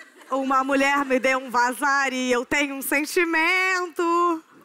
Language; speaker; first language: Portuguese; native; Portuguese